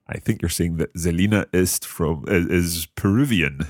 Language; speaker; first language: English; native; English